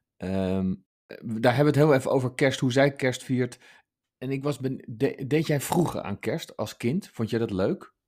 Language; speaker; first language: Dutch; native; Dutch